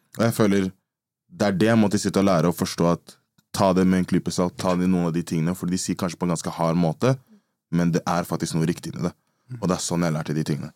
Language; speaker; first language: Norwegian; early bilingual, other home language; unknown